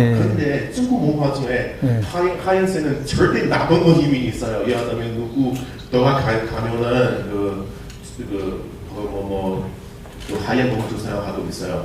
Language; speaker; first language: Korean; non-native, learner; Chinese